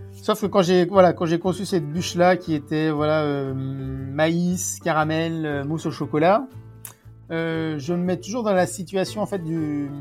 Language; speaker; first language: French; native; French